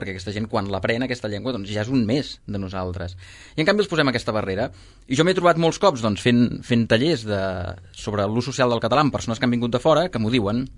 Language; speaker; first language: Catalan; native; Catalan